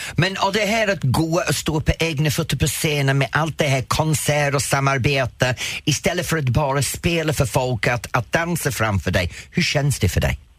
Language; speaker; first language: Swedish; non-native, fluent; English